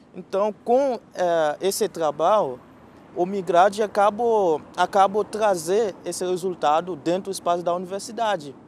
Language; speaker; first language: Portuguese; non-native, fluent; Haitian Creole